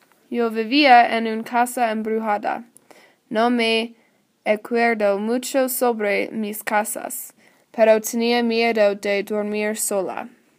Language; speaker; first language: Spanish; non-native, learner; English